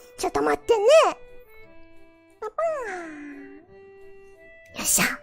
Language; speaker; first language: Japanese; non-native, learner; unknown